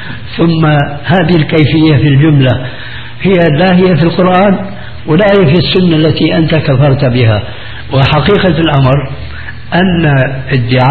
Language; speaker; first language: Arabic; early bilingual, other home language; Albanian